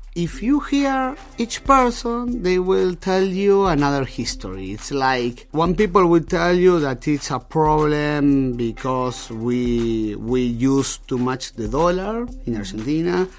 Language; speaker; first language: English; non-native, fluent; Spanish